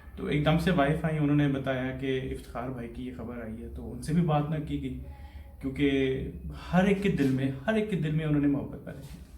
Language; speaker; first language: Urdu; native; Urdu